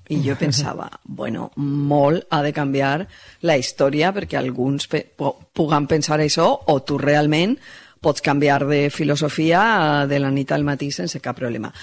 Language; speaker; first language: Catalan; native; Catalan